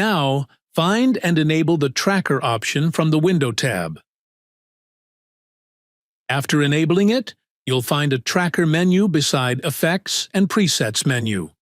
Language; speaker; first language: English; non-native, local second language; Bangla